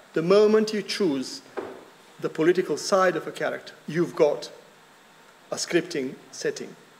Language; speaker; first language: English; non-native, fluent; Macedonian